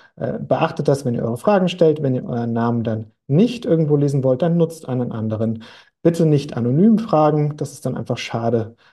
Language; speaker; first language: German; native; German